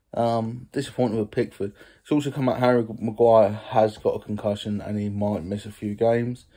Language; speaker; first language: English; native; English